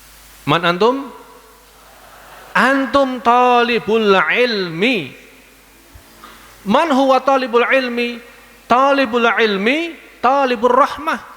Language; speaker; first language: Arabic; non-native, fluent; Indonesian